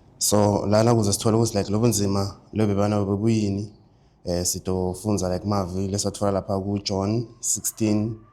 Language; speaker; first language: Zulu; non-native, local second language; Swati